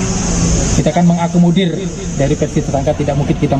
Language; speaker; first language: Indonesian; native; Indonesian